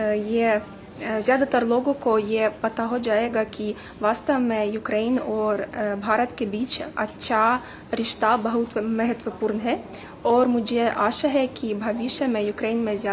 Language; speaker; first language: Hindi; non-native, fluent; Ukrainian